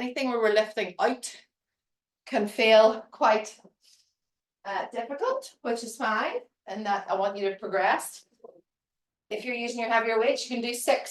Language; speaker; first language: English; native; English